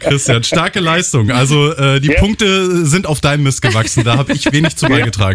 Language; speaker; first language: German; native; German